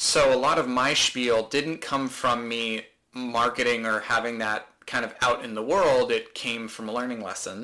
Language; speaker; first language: English; native; English